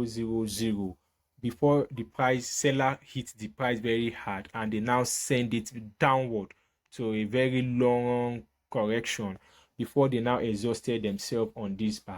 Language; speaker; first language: English; native; English